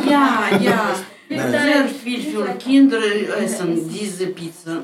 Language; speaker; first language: German; non-native, learner; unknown